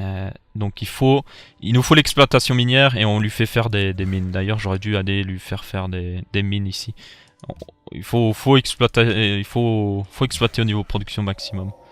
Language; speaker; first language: French; native; French